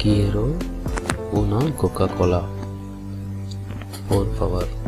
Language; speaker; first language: Spanish; non-native, fluent; Telugu